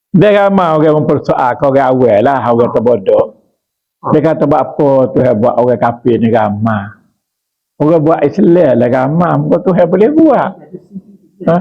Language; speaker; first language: Malay; native; Malay